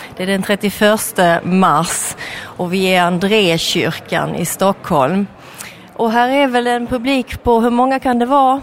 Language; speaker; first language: Swedish; native; Swedish